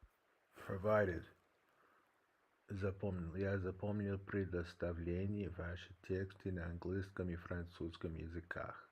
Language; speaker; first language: Russian; non-native, learner; English